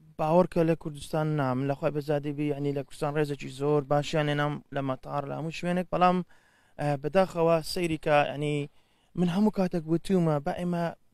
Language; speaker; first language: Central Kurdish; early bilingual, heritage; Central Kurdish